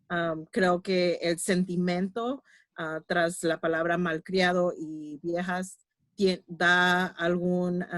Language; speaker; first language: Spanish; early bilingual, heritage; Spanish